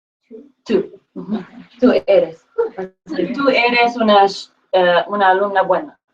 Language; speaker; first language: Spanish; non-native, learner; English